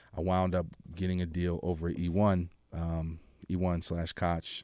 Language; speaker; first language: English; native; English